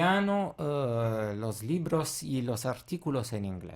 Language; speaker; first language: Spanish; non-native, fluent; Italian